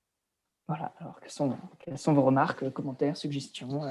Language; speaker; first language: French; native; French